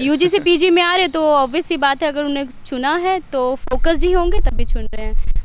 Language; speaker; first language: Hindi; native; Hindi